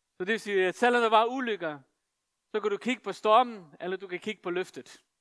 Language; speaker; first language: Danish; non-native, local second language; Faroese